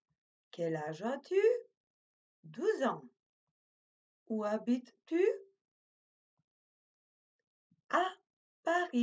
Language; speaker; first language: French; non-native, fluent; Macedonian